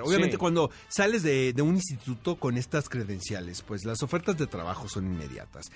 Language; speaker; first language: Spanish; native; Spanish